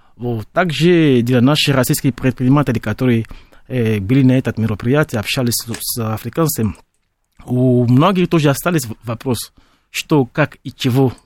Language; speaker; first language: Russian; non-native, fluent; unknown